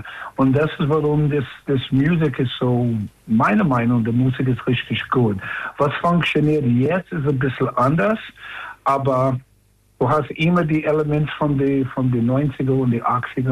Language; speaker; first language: German; non-native, learner; English